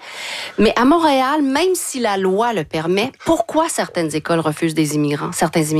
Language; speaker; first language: French; native; French